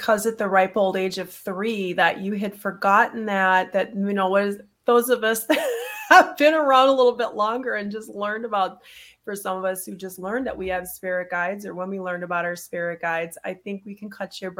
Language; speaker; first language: English; native; English